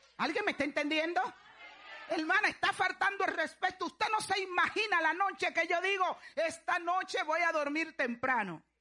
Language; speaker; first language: Spanish; native; Spanish